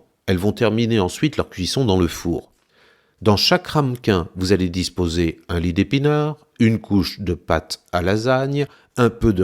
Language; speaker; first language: French; native; French